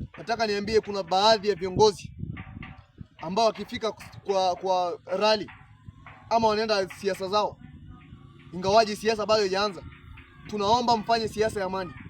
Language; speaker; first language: Swahili; non-native, local second language; Kalenjin